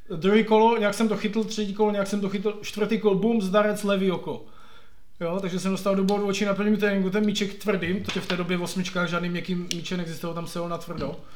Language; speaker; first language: Czech; native; Czech